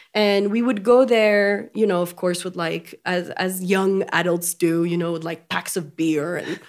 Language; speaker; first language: English; non-native, fluent; French